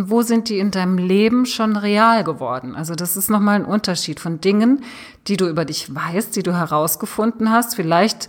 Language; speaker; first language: German; native; German